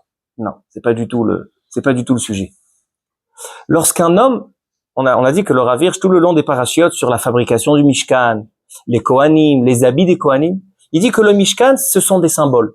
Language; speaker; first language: French; native; French